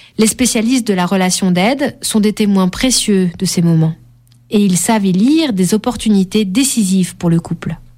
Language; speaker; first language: French; native; French